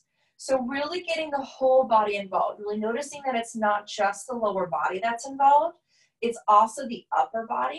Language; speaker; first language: English; native; English